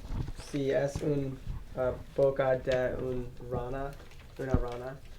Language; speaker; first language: Spanish; non-native, learner; English